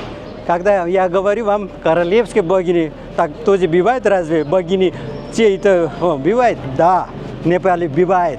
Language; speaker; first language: Russian; non-native, fluent; Nepali